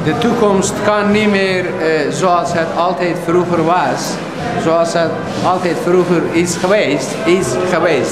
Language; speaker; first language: Dutch; non-native, fluent; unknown